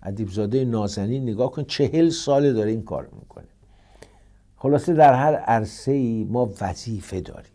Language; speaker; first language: Persian; native; Persian